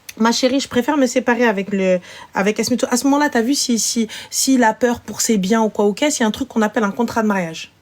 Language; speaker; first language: French; early bilingual, other home language; Arabic